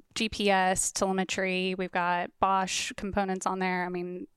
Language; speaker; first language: English; native; English